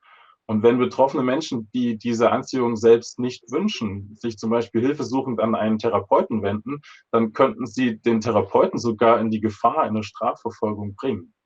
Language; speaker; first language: German; native; German